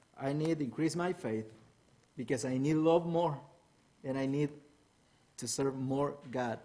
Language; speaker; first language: English; non-native, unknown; Spanish